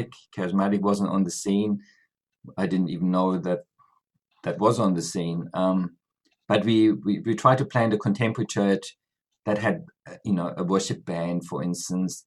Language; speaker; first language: English; non-native, fluent; German